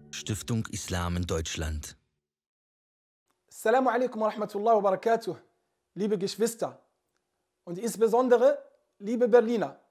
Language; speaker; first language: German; non-native, fluent; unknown